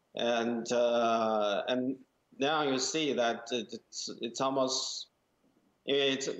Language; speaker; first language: English; non-native, fluent; Chinese